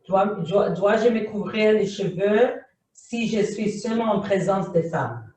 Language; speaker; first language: French; non-native, learner; English